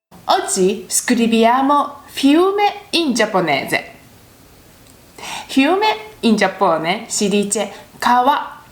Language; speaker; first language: Italian; non-native, learner; Japanese